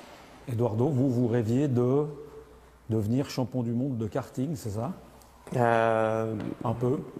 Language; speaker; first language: French; native; French